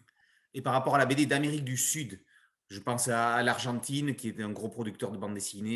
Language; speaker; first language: French; native; French